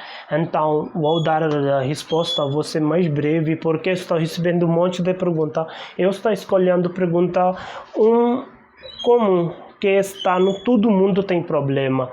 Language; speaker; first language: Portuguese; non-native, learner; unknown